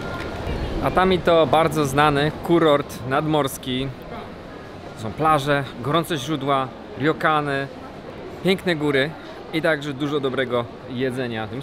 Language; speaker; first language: Polish; native; Polish